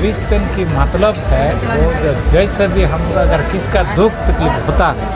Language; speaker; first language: Hindi; non-native, local second language; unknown